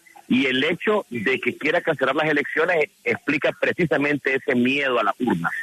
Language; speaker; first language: Spanish; native; Spanish